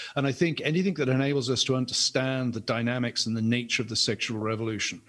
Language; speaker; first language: English; native; English